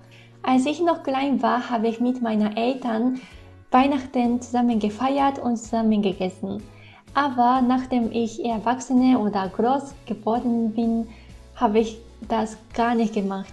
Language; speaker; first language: German; non-native, fluent; Japanese